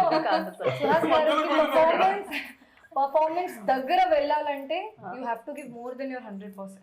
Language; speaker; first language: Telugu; non-native, fluent; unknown